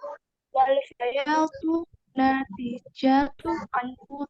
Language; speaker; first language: Arabic; non-native, learner; Indonesian